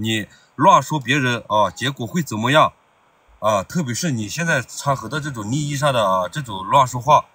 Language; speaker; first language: Chinese; native; Chinese